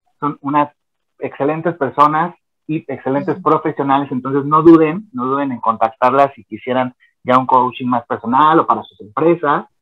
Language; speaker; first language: Spanish; native; Spanish